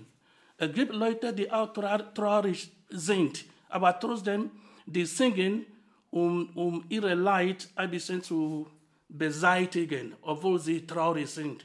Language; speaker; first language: German; non-native, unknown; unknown